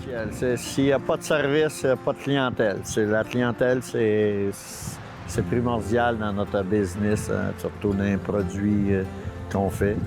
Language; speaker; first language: French; native; French